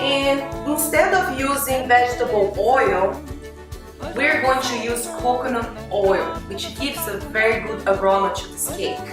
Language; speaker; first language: English; non-native, fluent; Portuguese